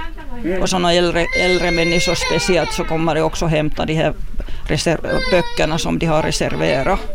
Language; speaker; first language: Swedish; non-native, local second language; Finnish